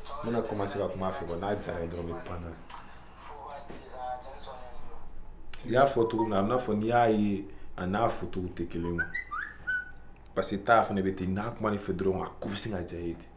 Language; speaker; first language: French; non-native, local second language; Bambara